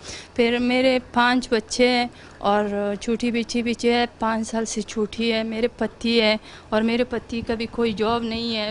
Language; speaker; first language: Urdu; non-native, learner; Pashto